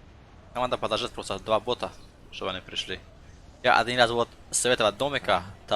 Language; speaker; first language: Russian; non-native, local second language; Tajik